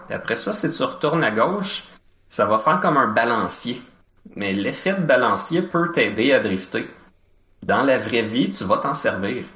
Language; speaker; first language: French; native; French